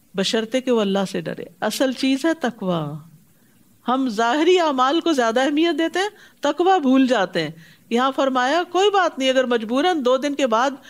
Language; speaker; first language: Urdu; native; Urdu